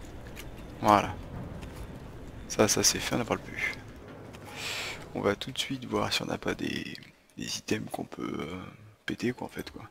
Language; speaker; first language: French; native; French